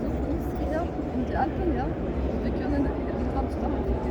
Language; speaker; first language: German; non-native, learner; Russian